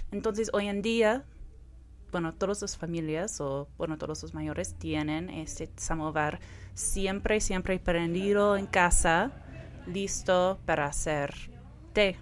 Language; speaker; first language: Spanish; non-native, fluent; English